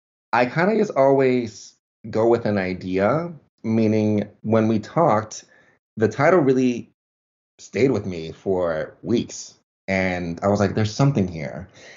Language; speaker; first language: English; early bilingual, other home language; Spanish